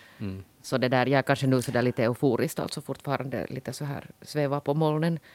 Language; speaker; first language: Swedish; native; Swedish